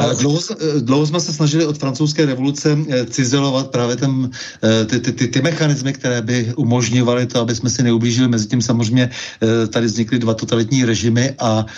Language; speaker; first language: Czech; native; Czech